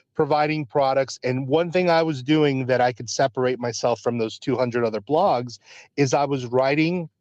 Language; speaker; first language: English; early bilingual, other home language; Spanish